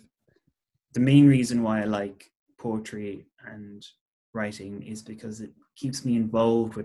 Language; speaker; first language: English; native; English